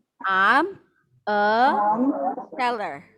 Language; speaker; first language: English; non-native, fluent; Indonesian